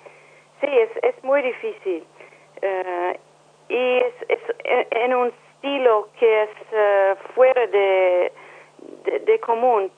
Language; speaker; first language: Spanish; non-native, learner; English